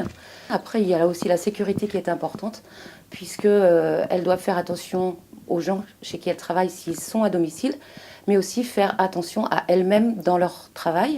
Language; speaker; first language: French; native; French